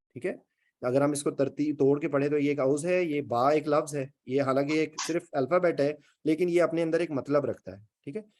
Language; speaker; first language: Urdu; native; Urdu